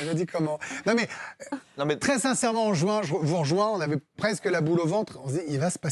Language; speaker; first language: French; native; French